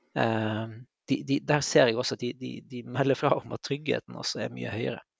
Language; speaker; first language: Norwegian; native; Norwegian